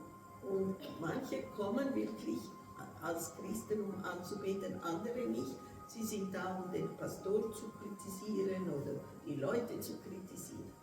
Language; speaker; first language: German; non-native, fluent; Portuguese